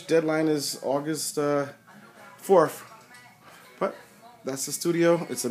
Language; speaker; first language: English; native; English